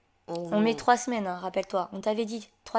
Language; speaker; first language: French; native; French